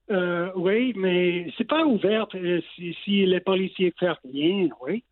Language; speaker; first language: French; non-native, local second language; English